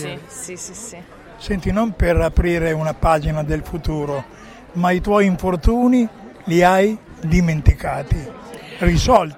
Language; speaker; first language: Italian; native; Italian